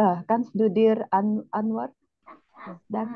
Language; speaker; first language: German; non-native, learner; Indonesian